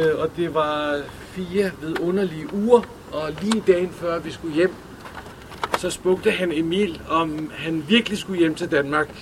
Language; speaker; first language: Danish; early bilingual, other home language; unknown